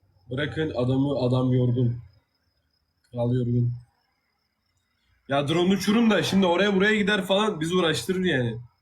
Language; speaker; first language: Turkish; native; Turkish